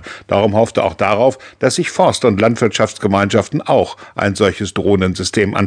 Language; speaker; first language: German; native; German